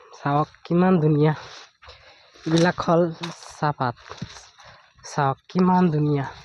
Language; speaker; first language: Assamese; non-native, local second language; Bangla